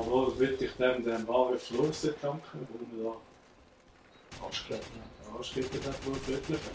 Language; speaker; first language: German; native; German